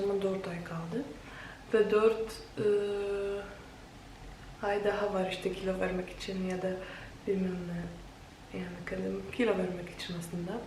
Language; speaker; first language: Turkish; non-native, fluent; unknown